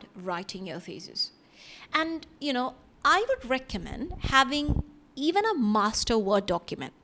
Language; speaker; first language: English; non-native, local second language; Malayalam